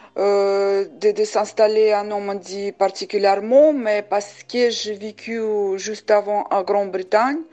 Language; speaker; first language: French; non-native, fluent; Uzbek